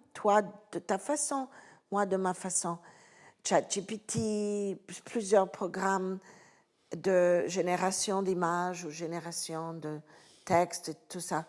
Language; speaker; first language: French; non-native, fluent; Italian